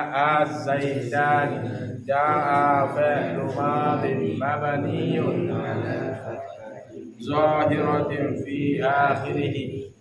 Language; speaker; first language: Arabic; non-native, fluent; Indonesian